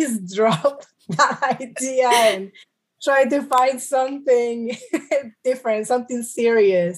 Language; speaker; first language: English; native; English